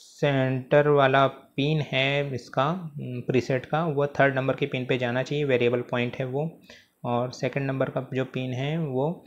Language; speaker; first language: Hindi; native; Hindi